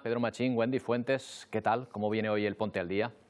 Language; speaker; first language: Spanish; native; Spanish